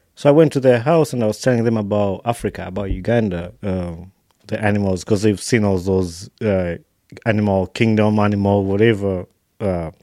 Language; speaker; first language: English; non-native, local second language; Ganda